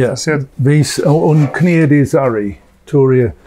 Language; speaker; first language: Latvian; non-native, learner; English